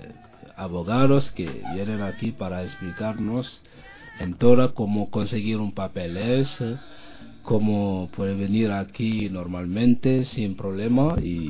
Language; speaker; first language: Spanish; non-native, learner; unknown